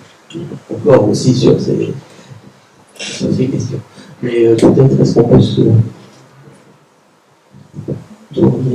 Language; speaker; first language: French; native; French